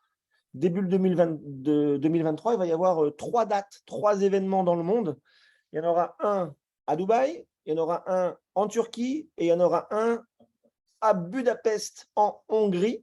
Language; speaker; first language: French; native; French